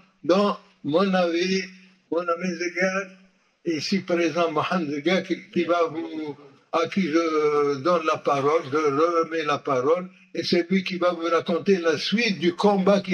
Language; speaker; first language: French; non-native, local second language; Arabic